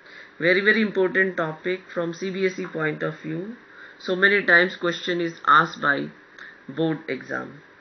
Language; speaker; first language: English; non-native, local second language; Hindi